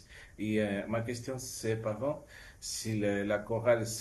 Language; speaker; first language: French; non-native, fluent; Spanish